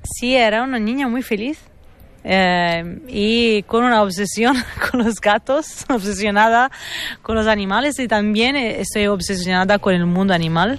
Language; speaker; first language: Spanish; non-native, fluent; Italian